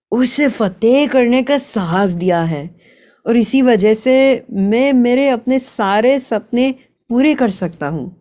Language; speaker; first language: Hindi; early bilingual, heritage; Gujarati